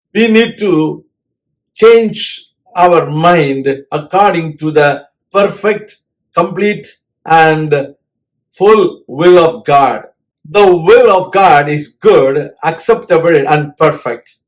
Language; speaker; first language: English; non-native, local second language; Tamil